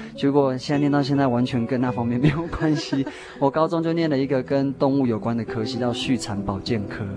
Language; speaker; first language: Chinese; native; Chinese